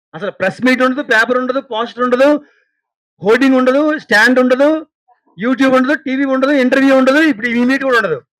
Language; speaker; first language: Telugu; native; Telugu